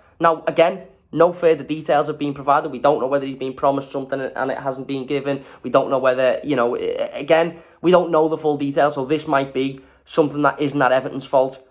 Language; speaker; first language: English; native; English